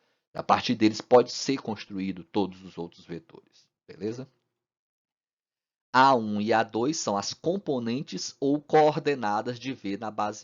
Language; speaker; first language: Portuguese; native; Portuguese